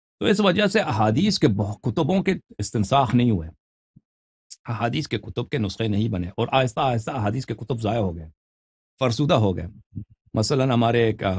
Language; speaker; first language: Urdu; non-native, fluent; Persian